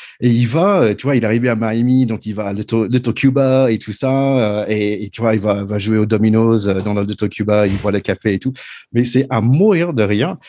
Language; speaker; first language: French; non-native, fluent; English